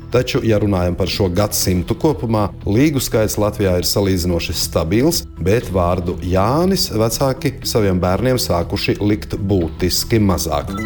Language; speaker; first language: Latvian; non-native, local second language; Russian